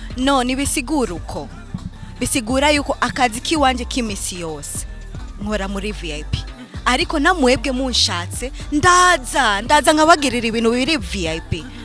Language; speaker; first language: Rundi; native; Rundi